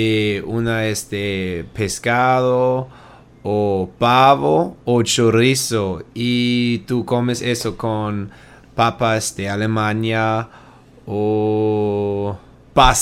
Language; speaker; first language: Spanish; non-native, learner; German